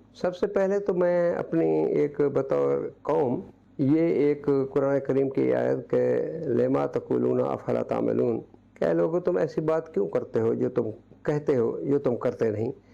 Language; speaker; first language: Urdu; non-native, local second language; Saraiki